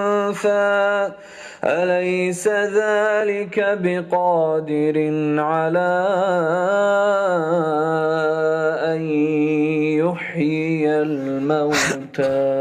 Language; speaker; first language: Arabic; native; Arabic